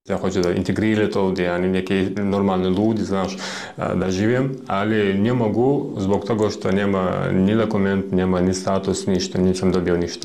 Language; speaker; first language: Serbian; non-native, learner; Russian